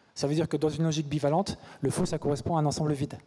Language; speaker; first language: French; native; French